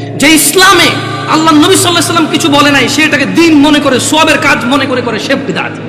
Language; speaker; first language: Bangla; early bilingual, heritage; Bangla